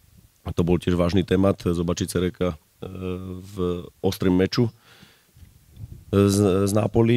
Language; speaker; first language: Polish; non-native, learner; Slovak